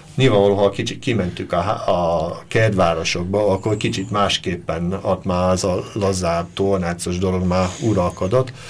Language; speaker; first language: Hungarian; early bilingual, heritage; Hungarian